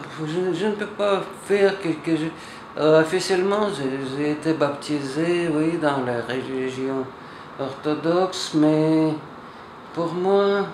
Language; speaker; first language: French; non-native, fluent; Russian